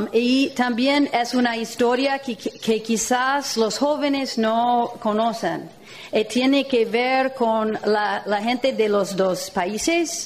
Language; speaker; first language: Spanish; non-native, fluent; English